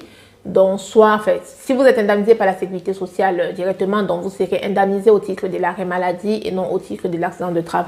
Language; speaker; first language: French; native; French